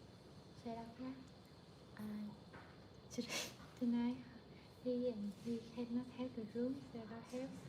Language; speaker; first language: English; non-native, learner; Vietnamese